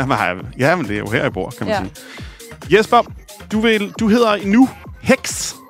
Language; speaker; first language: Danish; native; Danish